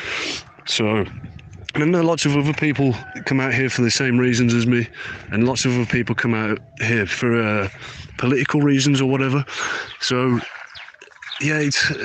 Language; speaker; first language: English; native; English